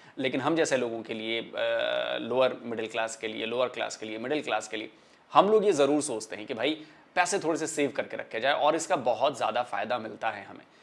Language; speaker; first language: Hindi; non-native, local second language; Bhojpuri